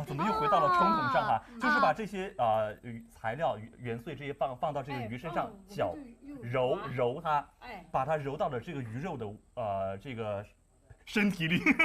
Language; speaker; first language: Chinese; native; Chinese